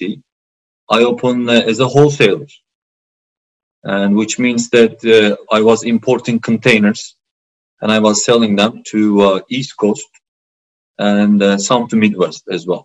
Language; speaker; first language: English; non-native, fluent; Turkish